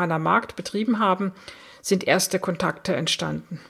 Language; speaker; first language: German; native; German